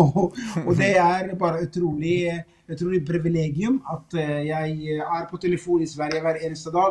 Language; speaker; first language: Swedish; non-native, fluent; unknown